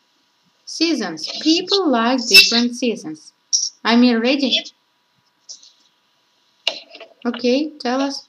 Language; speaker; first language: English; non-native, learner; Russian